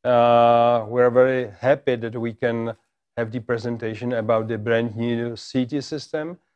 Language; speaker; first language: English; non-native, fluent; Czech